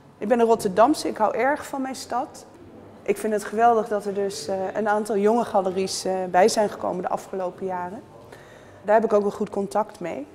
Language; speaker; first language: Dutch; native; Dutch